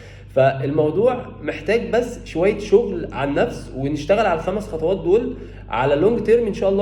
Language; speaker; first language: Arabic; native; Arabic